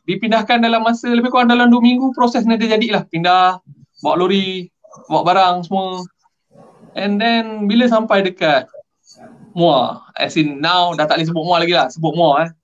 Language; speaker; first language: Malay; non-native, local second language; Tamil